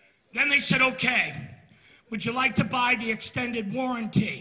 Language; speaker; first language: English; native; English